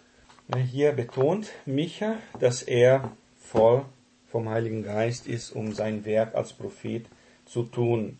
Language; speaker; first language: German; non-native, fluent; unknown